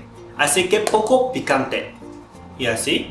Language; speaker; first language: Spanish; non-native, learner; Japanese